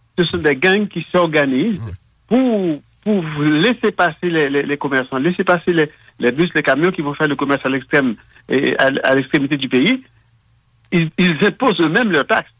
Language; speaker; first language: French; non-native, local second language; Haitian Creole